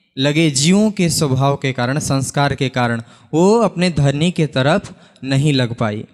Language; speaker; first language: Hindi; native; Hindi